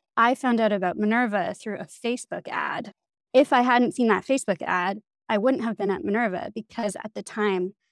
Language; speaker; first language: English; native; English